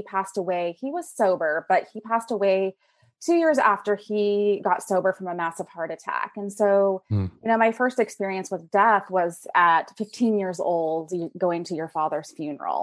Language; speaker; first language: English; native; English